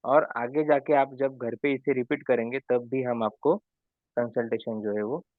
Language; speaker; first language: Hindi; non-native, local second language; Marathi